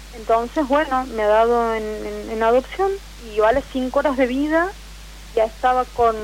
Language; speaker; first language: Spanish; native; Spanish